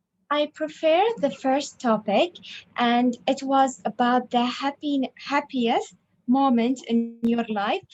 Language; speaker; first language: English; non-native, learner; Arabic